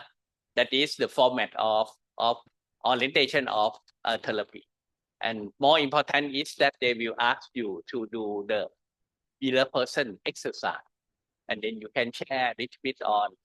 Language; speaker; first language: English; non-native, learner; Thai